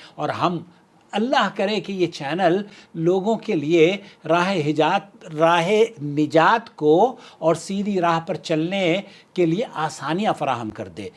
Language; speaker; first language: Urdu; native; Urdu